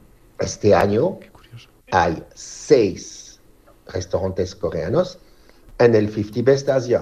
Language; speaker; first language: Spanish; non-native, learner; French